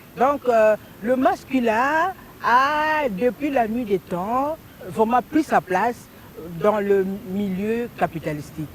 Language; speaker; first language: French; non-native, local second language; Lingala